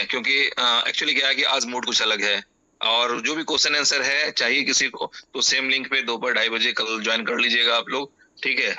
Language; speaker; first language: Hindi; native; Hindi